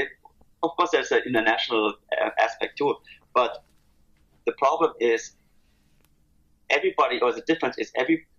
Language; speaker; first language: English; non-native, fluent; German